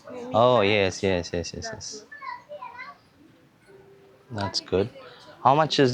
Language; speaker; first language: English; non-native, learner; Hindi